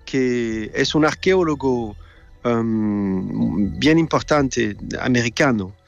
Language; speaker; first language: Spanish; non-native, fluent; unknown